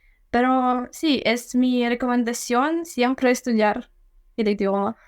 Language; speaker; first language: Spanish; non-native, fluent; Ukrainian